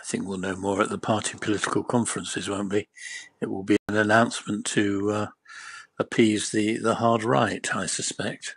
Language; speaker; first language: English; native; English